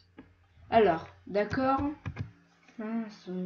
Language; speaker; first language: French; native; French